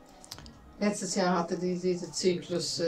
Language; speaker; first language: German; non-native, fluent; Latvian